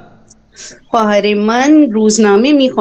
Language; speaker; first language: Persian; non-native, learner; Urdu